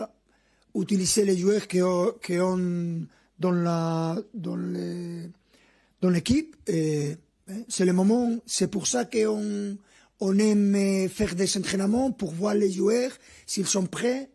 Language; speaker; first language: French; non-native, fluent; Spanish